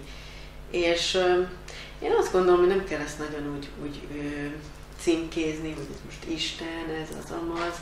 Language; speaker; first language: Hungarian; native; Hungarian